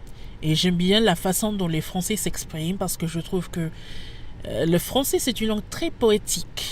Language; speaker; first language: French; non-native, fluent; English